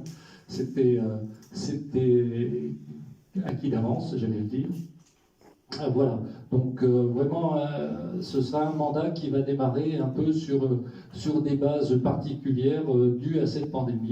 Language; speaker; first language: French; native; French